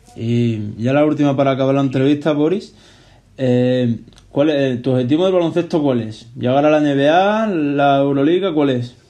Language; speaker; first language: Spanish; native; Spanish